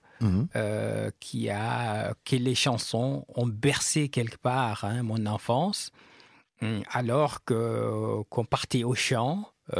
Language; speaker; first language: French; non-native, local second language; Fula